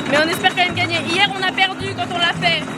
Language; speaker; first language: French; native; French